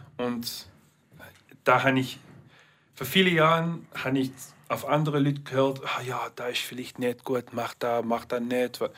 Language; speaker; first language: German; non-native, learner; English